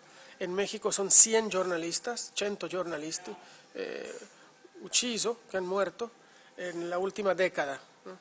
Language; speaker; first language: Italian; non-native, learner; Spanish